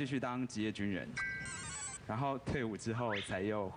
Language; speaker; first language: Chinese; native; Chinese